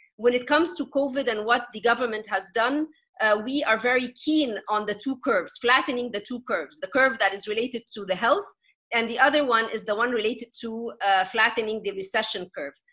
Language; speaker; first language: English; non-native, fluent; Arabic